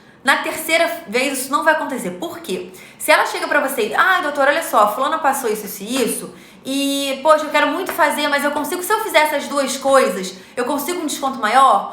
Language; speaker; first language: Portuguese; native; Portuguese